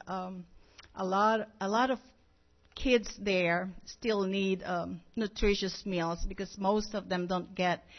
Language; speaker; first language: English; non-native, local second language; Filipino